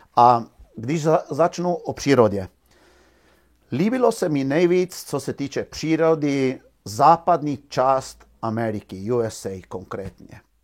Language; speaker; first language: Czech; non-native, fluent; Croatian